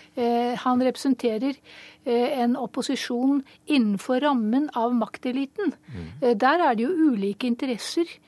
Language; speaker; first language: Norwegian; native; Norwegian